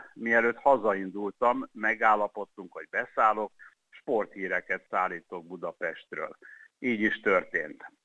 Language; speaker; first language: Hungarian; native; Hungarian